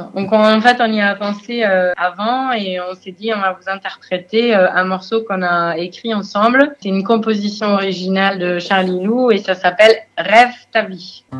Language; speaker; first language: French; non-native, fluent; German